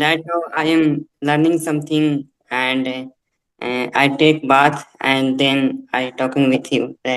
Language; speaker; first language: English; non-native, learner; Hindi